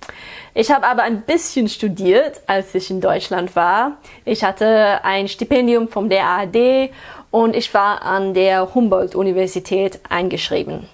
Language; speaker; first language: German; non-native, fluent; English